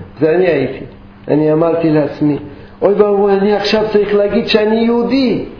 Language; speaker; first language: Hebrew; non-native, fluent; Russian